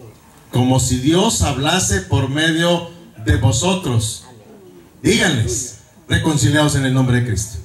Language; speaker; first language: Spanish; native; Spanish